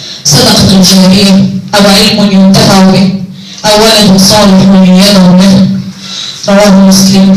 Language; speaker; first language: Arabic; native; Arabic